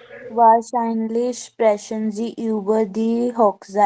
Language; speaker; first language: German; non-native, learner; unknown